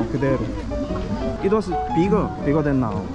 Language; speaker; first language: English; non-native, learner; Korean